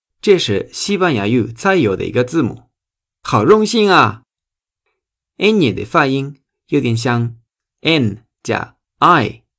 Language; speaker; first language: Chinese; non-native, fluent; Spanish